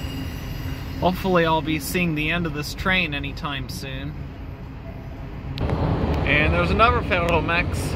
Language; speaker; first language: English; native; English